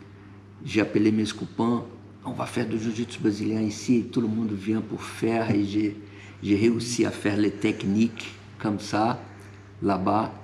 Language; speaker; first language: French; non-native, fluent; Portuguese